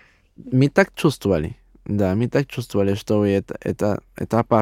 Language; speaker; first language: Russian; non-native, learner; Spanish